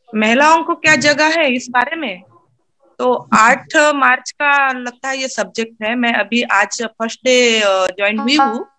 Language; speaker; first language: Hindi; non-native, local second language; Marathi